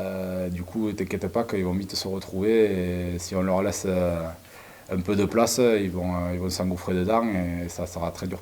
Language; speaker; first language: French; native; French